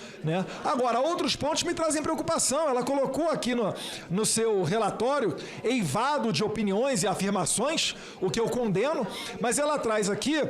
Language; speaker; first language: Portuguese; native; Portuguese